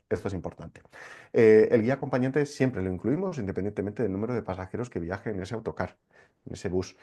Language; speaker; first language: Spanish; native; Spanish